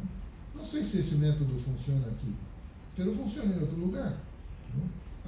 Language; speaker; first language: Spanish; non-native, fluent; Portuguese